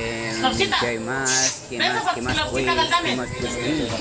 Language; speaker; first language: Spanish; native; Spanish